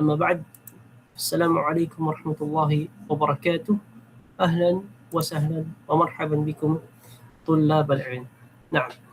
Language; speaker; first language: Arabic; non-native, fluent; Filipino